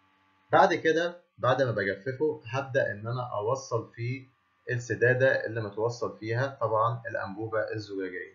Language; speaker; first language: Arabic; native; Arabic